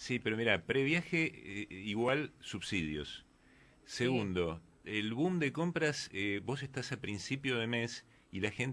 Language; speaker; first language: Spanish; native; Spanish